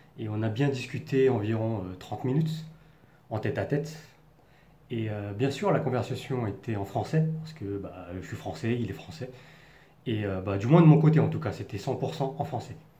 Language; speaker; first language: French; native; French